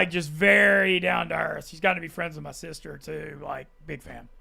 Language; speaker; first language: English; native; English